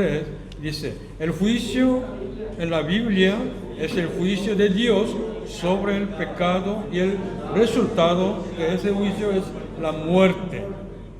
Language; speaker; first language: Spanish; non-native, fluent; Korean